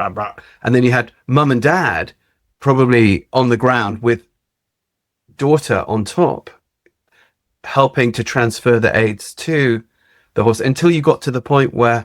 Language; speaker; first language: English; native; English